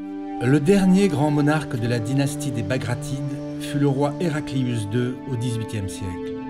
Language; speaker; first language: French; native; French